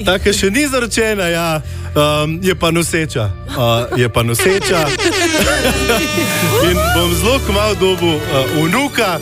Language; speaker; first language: Slovenian; native; Slovenian